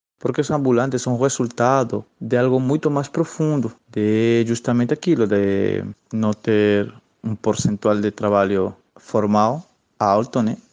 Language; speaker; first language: Portuguese; non-native, fluent; Spanish